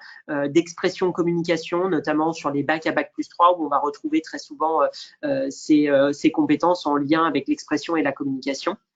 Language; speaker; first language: French; native; French